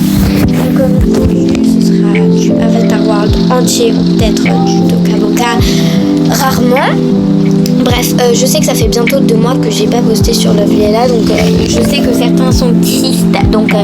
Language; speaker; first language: French; native; French